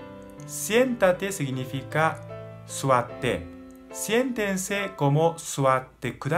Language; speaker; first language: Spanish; non-native, learner; Japanese